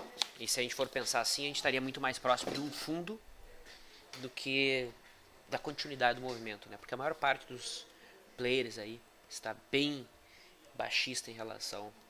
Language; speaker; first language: Portuguese; native; Portuguese